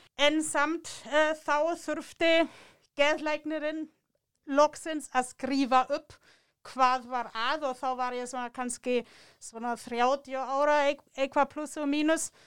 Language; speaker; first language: Icelandic; non-native, fluent; German